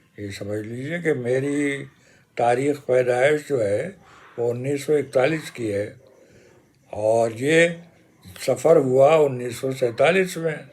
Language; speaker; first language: Urdu; native; Urdu